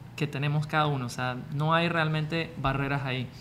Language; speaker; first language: Spanish; non-native, fluent; English